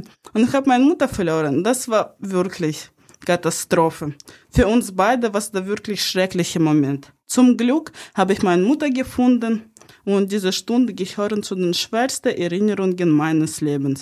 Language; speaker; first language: German; non-native, fluent; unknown